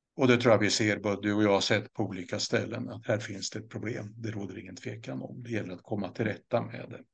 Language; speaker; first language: Swedish; native; Swedish